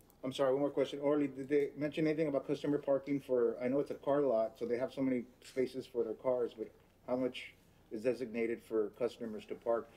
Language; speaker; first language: English; early bilingual, other home language; Spanish